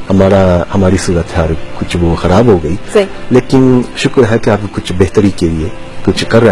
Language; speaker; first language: Hindi; non-native, fluent; Japanese